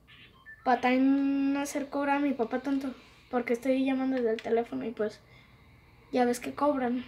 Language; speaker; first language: Spanish; native; Spanish